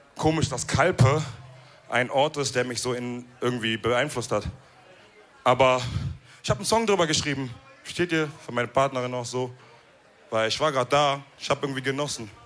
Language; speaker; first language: German; early bilingual, other home language; Wolof